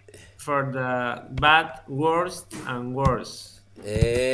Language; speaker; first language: English; non-native, learner; Spanish